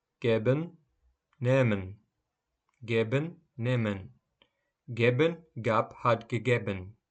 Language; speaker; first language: German; non-native, fluent; Ukrainian